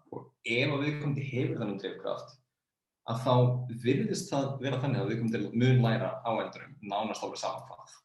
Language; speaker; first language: Icelandic; native; Icelandic